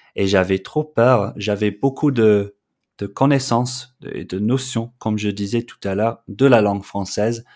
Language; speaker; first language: French; non-native, fluent; English